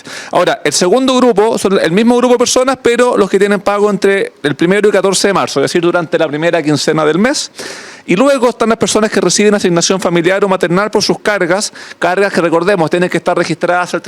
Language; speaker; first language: Spanish; native; Spanish